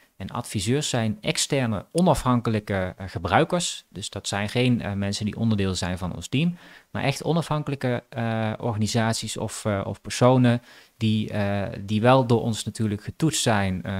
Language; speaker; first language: Dutch; native; Dutch